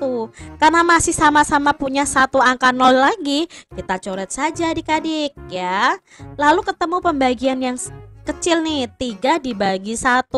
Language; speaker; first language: Indonesian; native; Indonesian